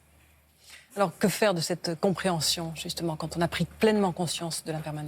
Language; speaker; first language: French; native; French